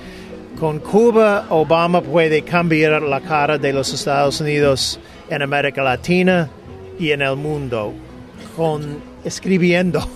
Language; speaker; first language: Spanish; non-native, fluent; English